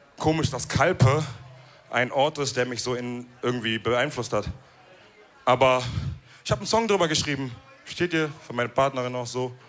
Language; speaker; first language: German; early bilingual, other home language; Wolof